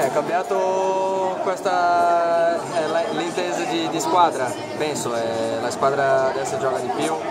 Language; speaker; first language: Italian; non-native, fluent; Portuguese